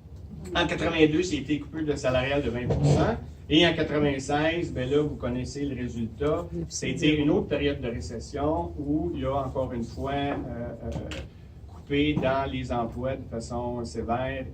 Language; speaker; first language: French; native; French